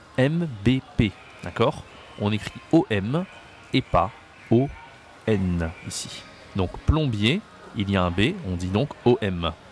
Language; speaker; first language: French; native; French